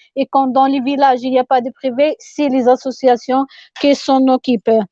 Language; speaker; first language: French; non-native, local second language; Arabic